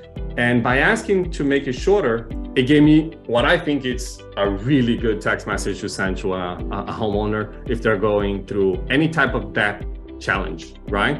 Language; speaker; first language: English; non-native, fluent; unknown